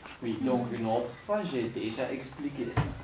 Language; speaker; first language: French; non-native, learner; Dutch